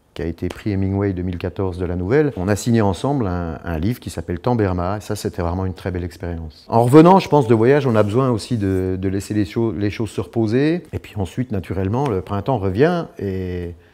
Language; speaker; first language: French; native; French